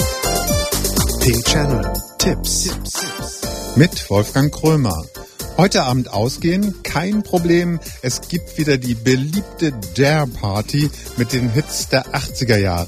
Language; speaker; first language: German; native; German